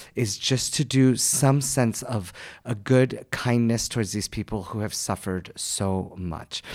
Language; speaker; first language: English; native; English